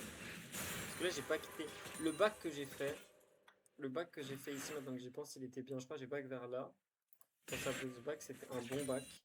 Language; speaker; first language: French; native; French